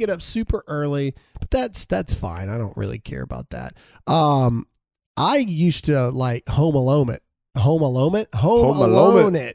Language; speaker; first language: English; native; English